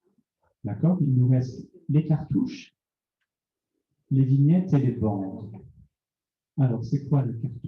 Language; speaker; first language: French; native; French